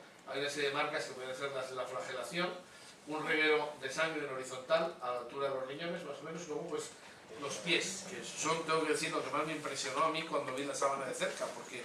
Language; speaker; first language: Spanish; native; Spanish